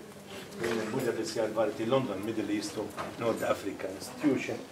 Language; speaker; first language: Swedish; non-native, fluent; Arabic